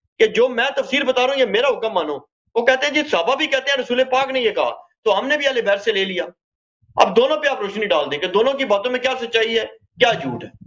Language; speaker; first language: Urdu; native; Urdu